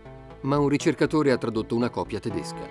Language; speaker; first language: Italian; native; Italian